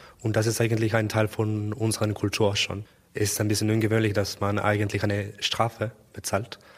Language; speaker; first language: German; non-native, learner; Spanish